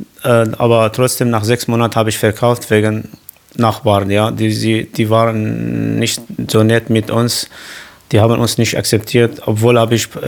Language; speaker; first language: German; non-native, learner; Arabic